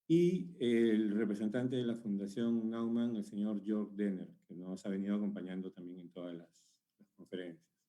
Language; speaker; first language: Spanish; native; Spanish